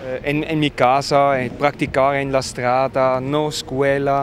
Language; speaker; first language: Spanish; non-native, learner; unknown